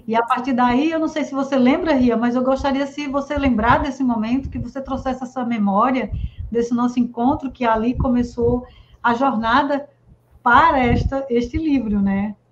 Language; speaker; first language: Portuguese; native; Portuguese